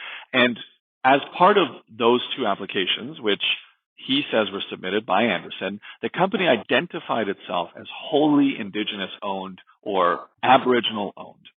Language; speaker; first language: English; native; English